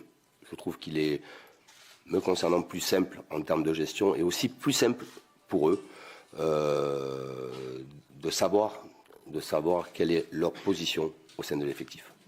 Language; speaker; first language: French; native; French